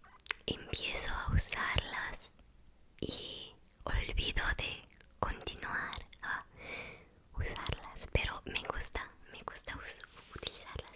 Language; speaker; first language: Spanish; non-native, learner; Korean